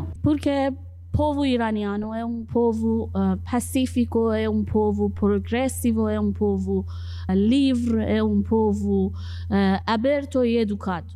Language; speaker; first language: Portuguese; non-native, fluent; Persian